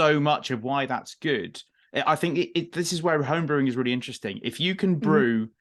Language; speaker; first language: English; native; English